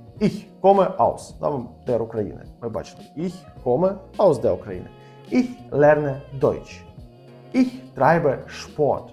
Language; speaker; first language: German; non-native, fluent; Ukrainian